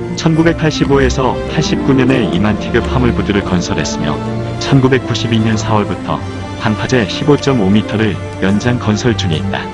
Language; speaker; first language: Korean; native; Korean